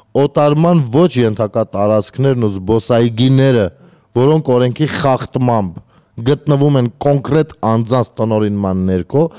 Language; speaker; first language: Armenian; native; Armenian